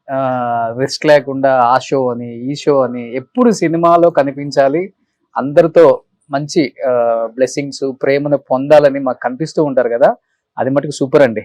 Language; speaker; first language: Telugu; native; Telugu